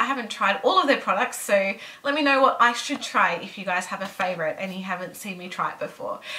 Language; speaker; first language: English; native; English